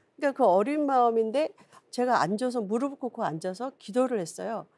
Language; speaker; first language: Korean; native; Korean